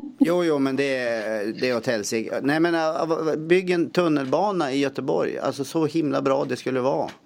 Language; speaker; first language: Swedish; native; Swedish